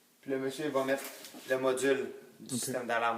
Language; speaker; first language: French; native; French